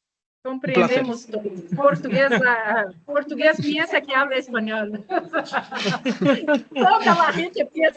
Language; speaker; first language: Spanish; non-native, learner; Portuguese